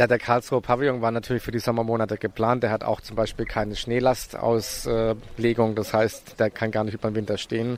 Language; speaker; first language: German; native; German